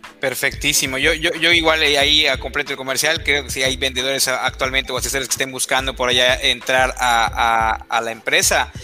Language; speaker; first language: Spanish; native; Spanish